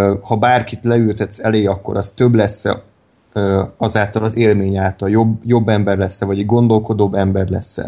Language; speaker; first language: Hungarian; native; Hungarian